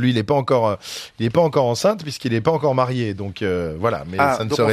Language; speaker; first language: French; native; French